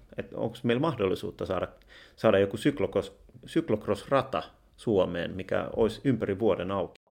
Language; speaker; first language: Finnish; native; Finnish